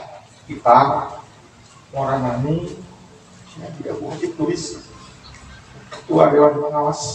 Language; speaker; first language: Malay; non-native, local second language; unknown